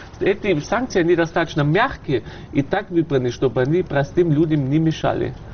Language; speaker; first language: Russian; non-native, fluent; German